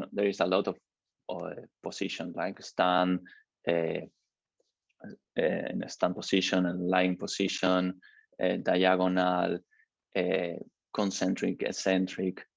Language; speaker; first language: English; non-native, learner; Spanish